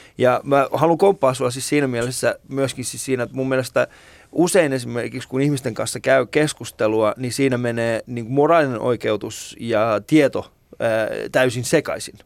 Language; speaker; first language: Finnish; early bilingual, other home language; Persian